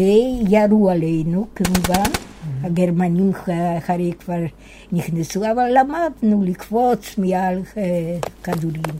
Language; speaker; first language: Hebrew; non-native, fluent; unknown